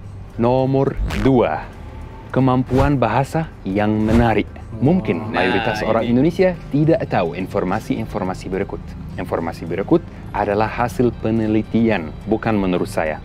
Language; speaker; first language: Indonesian; non-native, fluent; Arabic